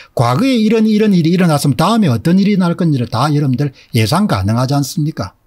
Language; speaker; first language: Korean; native; Korean